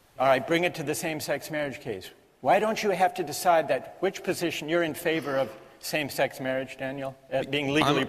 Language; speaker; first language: English; native; English